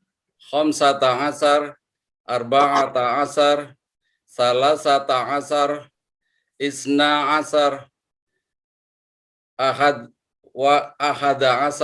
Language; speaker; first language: Arabic; non-native, learner; Indonesian